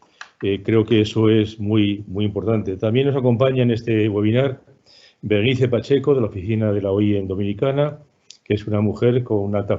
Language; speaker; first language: Spanish; native; Spanish